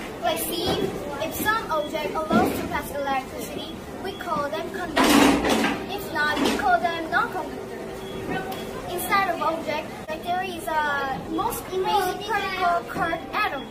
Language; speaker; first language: English; non-native, learner; Korean